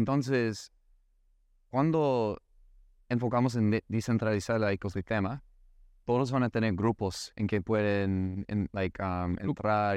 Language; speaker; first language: Spanish; non-native, learner; English